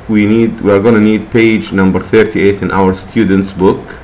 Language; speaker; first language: English; non-native, fluent; Arabic